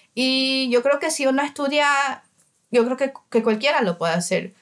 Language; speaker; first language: Spanish; native; Spanish